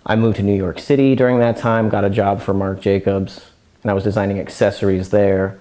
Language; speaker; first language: English; native; English